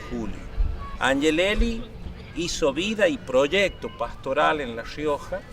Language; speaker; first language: Spanish; native; Spanish